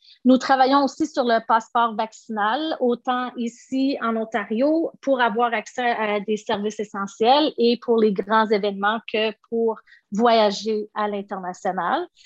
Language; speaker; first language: French; native; French